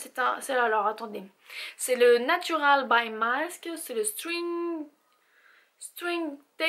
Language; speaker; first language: French; native; French